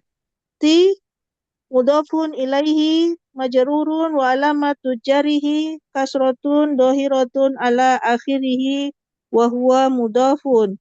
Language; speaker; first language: Arabic; non-native, learner; Indonesian